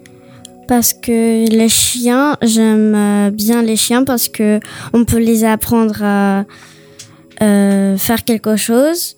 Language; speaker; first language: French; early bilingual, other home language; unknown